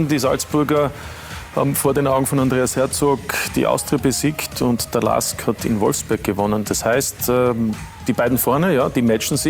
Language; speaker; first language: German; native; German